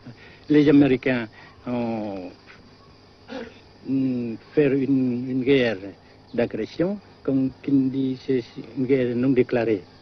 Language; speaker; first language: French; non-native, local second language; Vietnamese